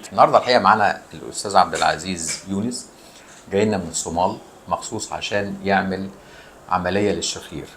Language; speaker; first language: Arabic; native; Arabic